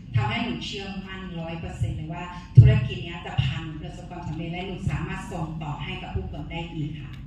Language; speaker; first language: Thai; non-native, fluent; Burmese